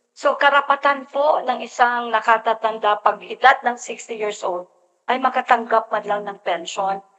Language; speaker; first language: Filipino; native; Filipino